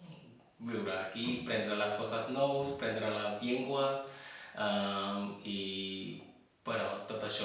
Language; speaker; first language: Catalan; non-native, fluent; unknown